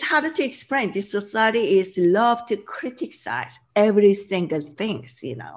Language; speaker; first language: English; non-native, learner; Korean